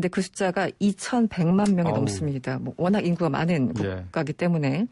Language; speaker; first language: Korean; native; Korean